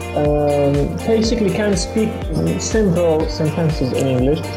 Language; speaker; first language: English; non-native, fluent; Arabic